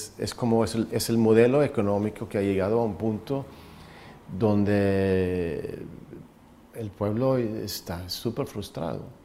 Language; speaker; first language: Spanish; non-native, fluent; Swedish